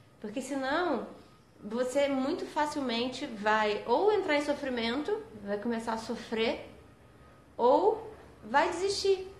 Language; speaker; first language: Portuguese; native; Portuguese